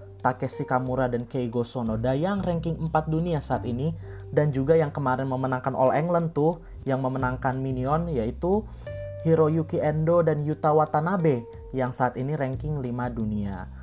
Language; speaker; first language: Indonesian; native; Indonesian